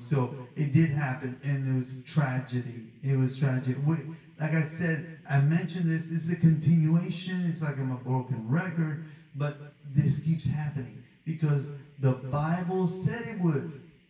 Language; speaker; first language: English; early bilingual, other home language; Spanish